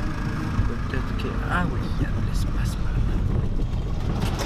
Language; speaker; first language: French; non-native, fluent; Spanish